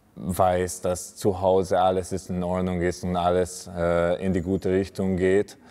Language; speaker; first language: German; non-native, fluent; Hungarian